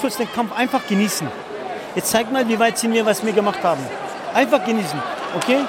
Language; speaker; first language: German; non-native, fluent; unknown